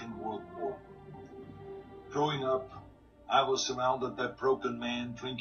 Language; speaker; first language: English; non-native, fluent; German